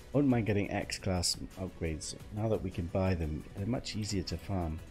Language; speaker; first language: English; native; English